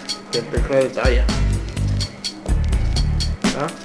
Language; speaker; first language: Spanish; early bilingual, heritage; Spanish